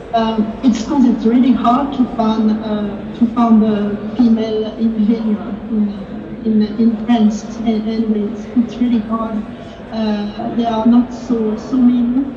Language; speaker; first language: English; non-native, learner; French